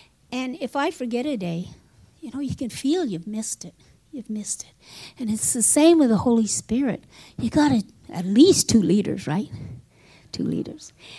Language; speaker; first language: English; native; English